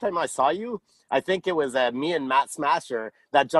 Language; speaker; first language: English; native; English